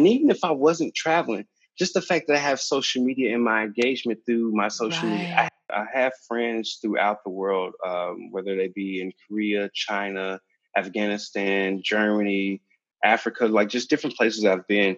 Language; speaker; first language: English; native; English